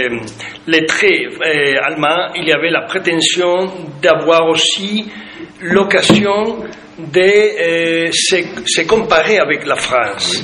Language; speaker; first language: French; non-native, fluent; Spanish